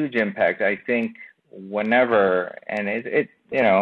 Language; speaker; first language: English; non-native, local second language; Bangla